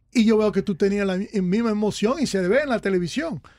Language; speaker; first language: Spanish; early bilingual, other home language; English